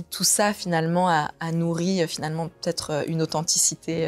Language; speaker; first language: French; native; French